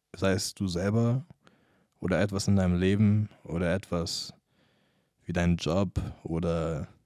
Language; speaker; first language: German; non-native, fluent; English